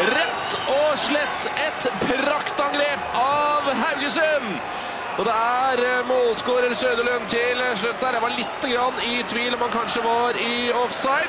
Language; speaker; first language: Norwegian; native; Norwegian